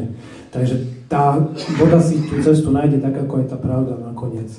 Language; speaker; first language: Slovak; native; Slovak